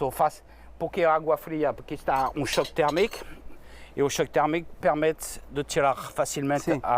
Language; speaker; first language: Portuguese; non-native, learner; French